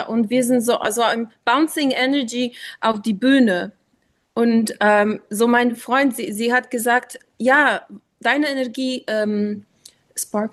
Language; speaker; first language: German; non-native, learner; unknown